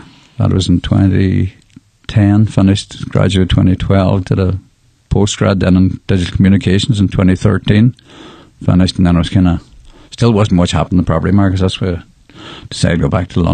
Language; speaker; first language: English; native; English